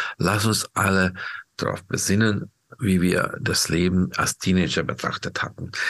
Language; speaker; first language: German; non-native, fluent; Hungarian